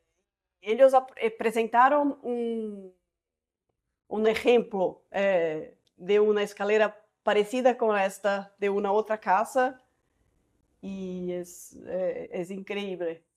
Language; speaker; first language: Spanish; non-native, fluent; Portuguese